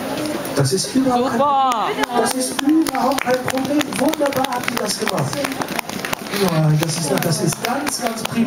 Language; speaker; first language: German; native; German